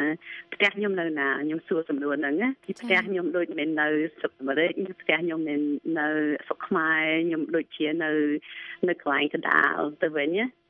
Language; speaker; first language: Khmer; early bilingual, other home language; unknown